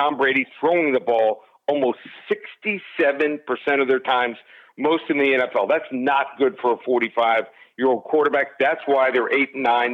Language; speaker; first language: English; native; English